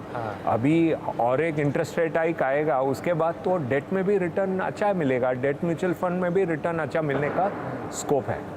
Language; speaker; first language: Hindi; non-native, local second language; Tamil